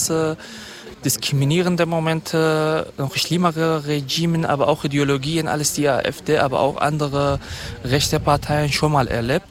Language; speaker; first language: German; non-native, fluent; Kurdish